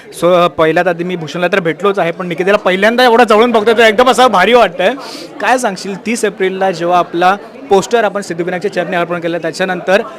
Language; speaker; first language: Marathi; native; Marathi